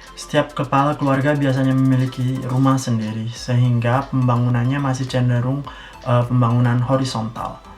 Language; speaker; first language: Indonesian; native; Indonesian